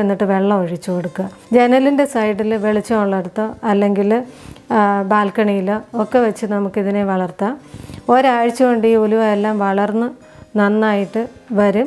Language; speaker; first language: Malayalam; native; Malayalam